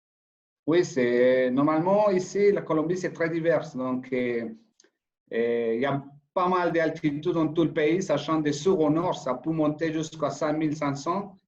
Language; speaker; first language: French; non-native, fluent; Spanish